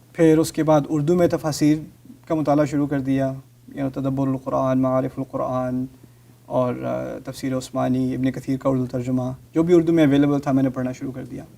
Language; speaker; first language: Urdu; early bilingual, heritage; Urdu